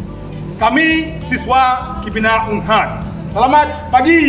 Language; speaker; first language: Indonesian; non-native, learner; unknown